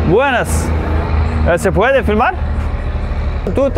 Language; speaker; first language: Spanish; non-native, learner; Serbian